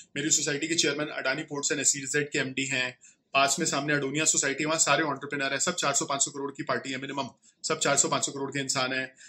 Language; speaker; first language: Hindi; native; Hindi